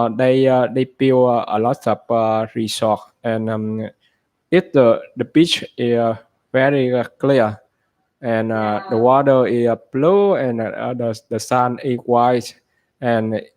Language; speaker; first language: English; non-native, learner; Vietnamese